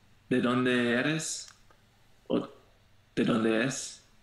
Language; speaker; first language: Spanish; non-native, learner; English